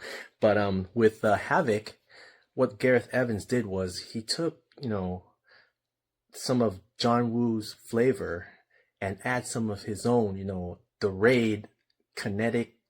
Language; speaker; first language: English; native; English